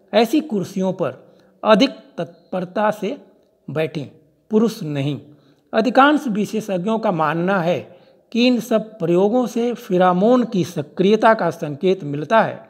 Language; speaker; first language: Hindi; native; Hindi